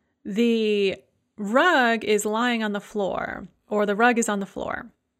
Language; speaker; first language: English; native; English